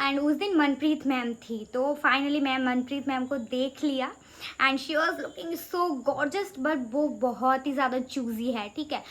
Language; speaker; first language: Hindi; non-native, local second language; Bangla